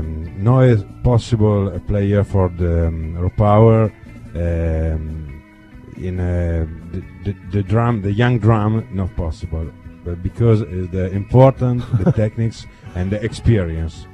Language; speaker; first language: English; non-native, learner; Italian